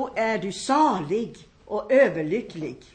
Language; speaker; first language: Swedish; non-native, fluent; Finnish